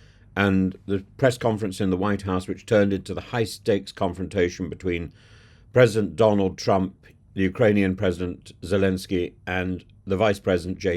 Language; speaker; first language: English; native; English